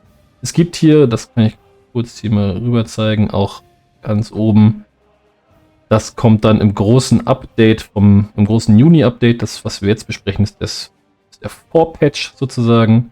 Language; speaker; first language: German; native; German